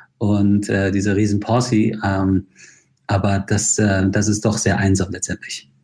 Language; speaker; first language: German; non-native, fluent; English